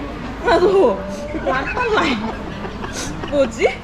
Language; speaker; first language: Korean; non-native, learner; Thai